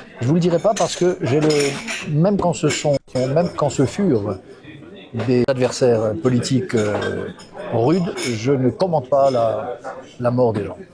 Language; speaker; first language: French; native; French